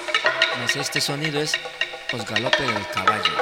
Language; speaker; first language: Portuguese; non-native, learner; Spanish